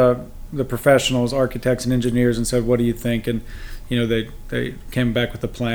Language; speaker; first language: English; native; English